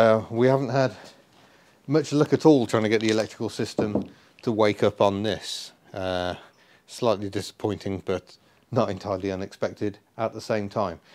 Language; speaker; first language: English; native; English